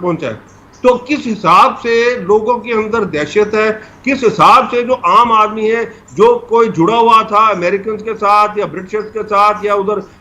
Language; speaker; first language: Hindi; native; Hindi